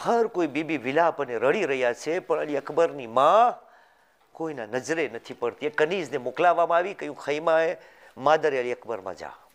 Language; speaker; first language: Gujarati; early bilingual, heritage; Gujarati